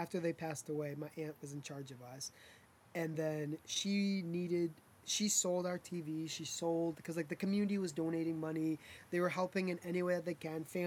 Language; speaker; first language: English; early bilingual, other home language; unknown